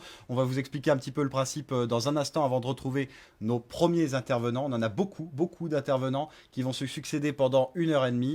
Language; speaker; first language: French; native; French